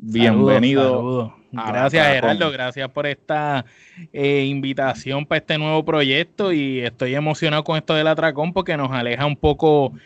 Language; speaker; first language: Spanish; native; Spanish